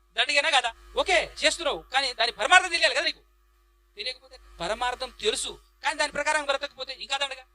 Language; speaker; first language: Telugu; native; Telugu